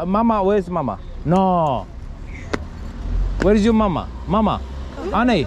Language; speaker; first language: English; non-native, learner; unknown